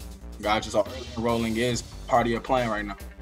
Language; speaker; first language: English; native; English